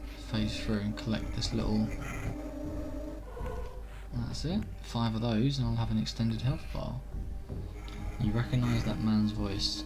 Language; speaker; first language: English; native; English